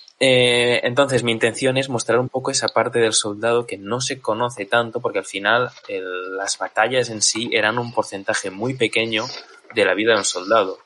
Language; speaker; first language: Spanish; native; Spanish